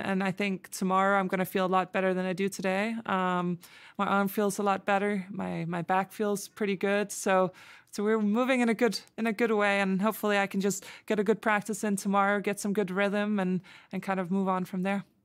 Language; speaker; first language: English; non-native, fluent; Danish